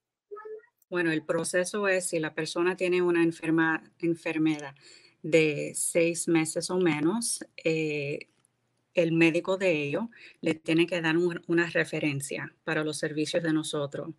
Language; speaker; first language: Spanish; early bilingual, heritage; English